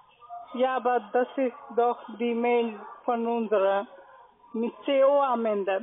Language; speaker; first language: German; non-native, learner; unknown